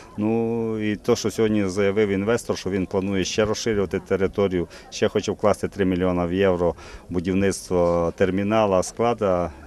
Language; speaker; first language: Ukrainian; native; Ukrainian